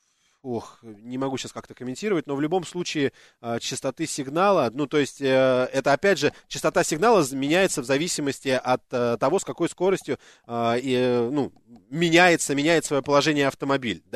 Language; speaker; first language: Russian; native; Russian